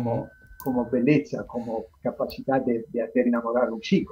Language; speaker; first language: Spanish; non-native, fluent; Italian